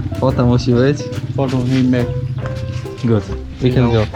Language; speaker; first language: English; non-native, learner; Polish